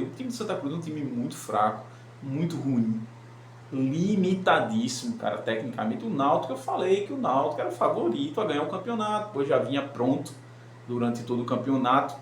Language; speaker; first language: Portuguese; native; Portuguese